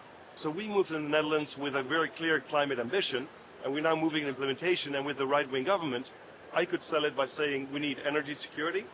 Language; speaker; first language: English; non-native, fluent; Dutch